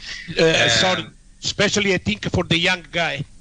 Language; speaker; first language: English; non-native, learner; Italian